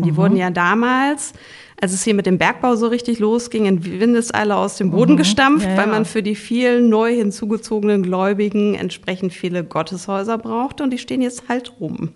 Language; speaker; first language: German; native; German